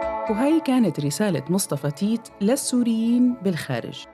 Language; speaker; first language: Arabic; native; Arabic